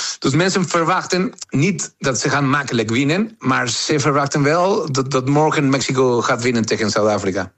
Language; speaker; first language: Dutch; non-native, fluent; Spanish